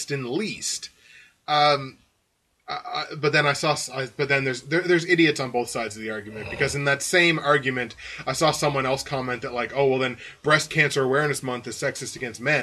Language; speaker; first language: English; native; English